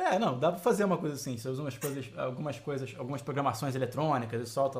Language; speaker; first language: Portuguese; native; Portuguese